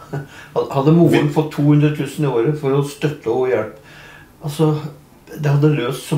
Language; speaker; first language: Norwegian; native; Norwegian